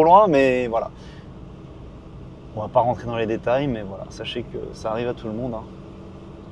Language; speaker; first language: French; native; French